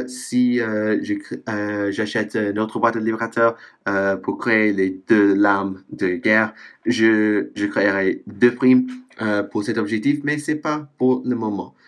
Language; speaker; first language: French; non-native, fluent; English